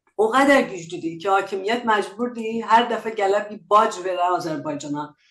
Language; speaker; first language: Azerbaijani; native; Azerbaijani